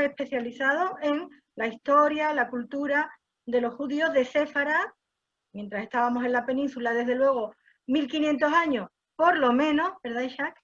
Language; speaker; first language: Spanish; native; Spanish